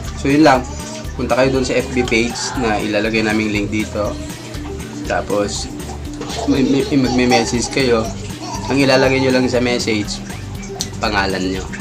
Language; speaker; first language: Filipino; non-native, local second language; Iloko